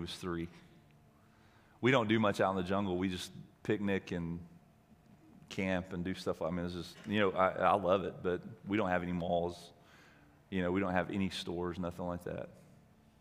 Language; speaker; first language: English; native; English